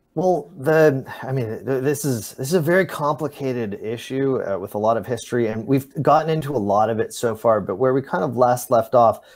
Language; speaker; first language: English; native; English